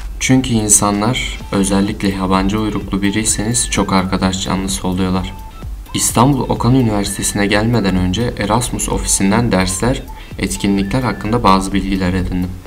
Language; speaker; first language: Turkish; non-native, learner; French